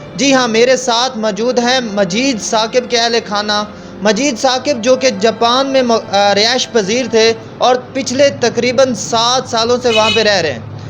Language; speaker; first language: Urdu; non-native, local second language; Punjabi